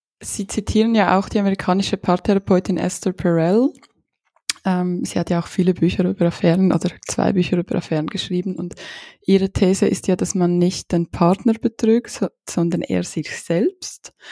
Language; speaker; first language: German; native; German